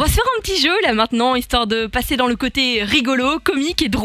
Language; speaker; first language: French; native; French